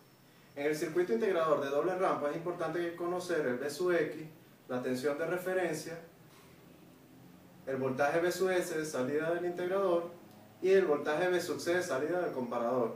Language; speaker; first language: Spanish; native; Spanish